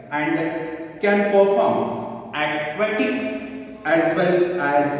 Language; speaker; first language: English; non-native, local second language; Marathi